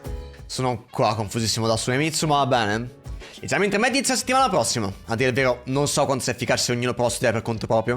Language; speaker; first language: Italian; native; Italian